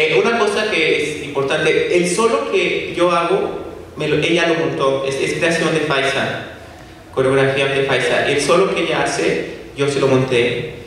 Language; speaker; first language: Spanish; native; Spanish